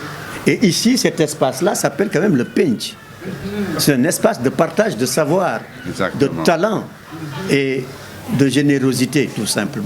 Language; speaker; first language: French; non-native, local second language; Wolof